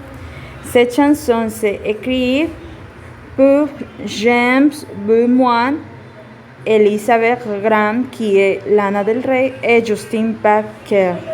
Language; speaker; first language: French; non-native, learner; Spanish